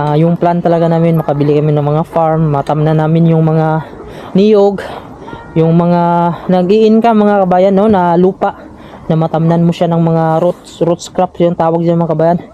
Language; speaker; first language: Filipino; non-native, local second language; Cebuano